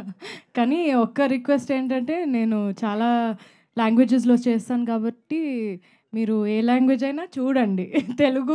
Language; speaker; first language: Telugu; non-native, fluent; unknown